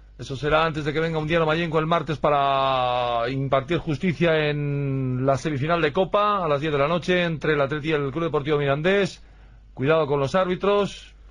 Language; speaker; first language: Spanish; native; Spanish